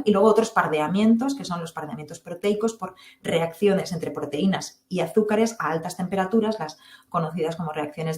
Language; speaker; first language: Spanish; native; Spanish